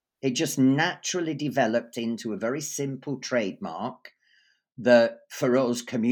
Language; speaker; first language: English; native; English